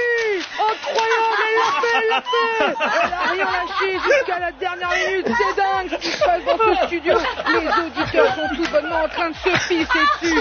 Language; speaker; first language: French; native; French